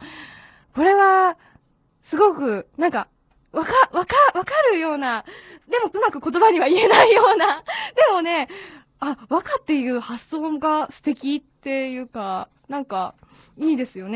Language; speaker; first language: Japanese; native; Japanese